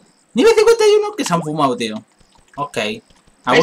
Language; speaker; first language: Spanish; native; Spanish